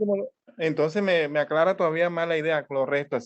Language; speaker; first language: Spanish; native; Spanish